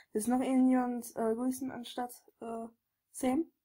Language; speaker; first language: German; native; German